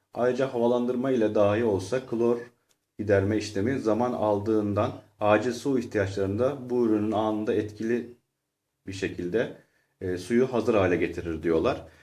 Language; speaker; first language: Turkish; native; Turkish